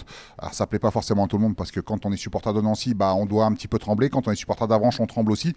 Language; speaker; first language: French; native; French